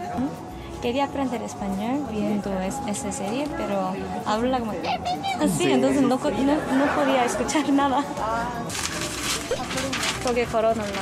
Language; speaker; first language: Spanish; non-native, learner; Korean